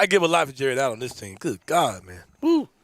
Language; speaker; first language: English; native; English